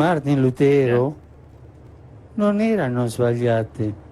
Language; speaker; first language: Italian; non-native, fluent; Spanish